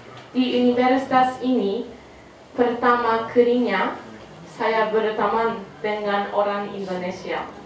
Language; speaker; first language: Indonesian; non-native, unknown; Japanese